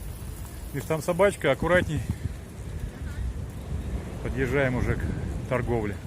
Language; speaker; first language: Russian; native; Russian